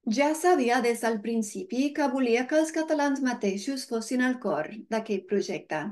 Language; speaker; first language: Catalan; non-native, fluent; English